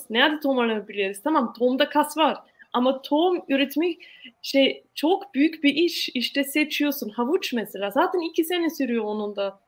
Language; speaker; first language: Turkish; non-native, fluent; German